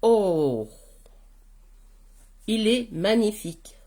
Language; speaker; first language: French; native; French